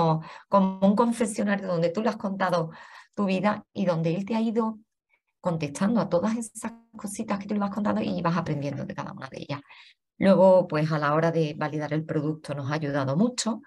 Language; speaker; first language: Spanish; native; Spanish